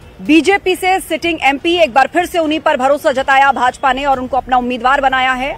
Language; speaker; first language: Hindi; native; Hindi